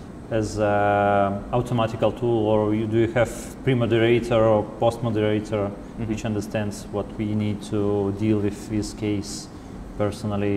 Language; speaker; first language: English; non-native, fluent; Russian